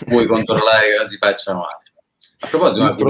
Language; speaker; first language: Italian; native; Italian